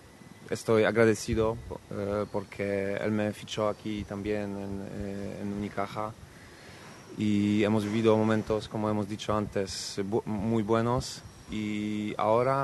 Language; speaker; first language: Spanish; non-native, fluent; Polish